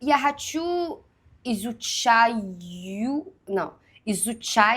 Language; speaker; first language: Russian; non-native, learner; Portuguese